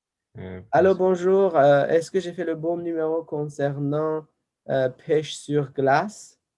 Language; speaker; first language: French; non-native, fluent; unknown